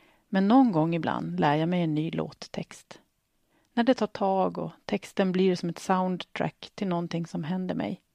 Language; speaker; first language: Swedish; native; Swedish